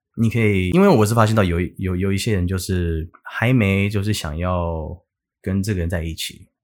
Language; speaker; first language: Chinese; early bilingual, heritage; English